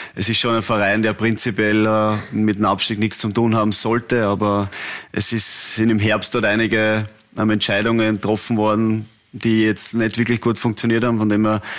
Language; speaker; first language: German; native; German